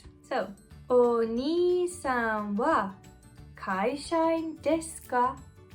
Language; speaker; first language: Japanese; non-native, fluent; English